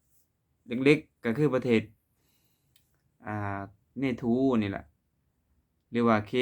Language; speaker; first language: Thai; non-native, local second language; Lao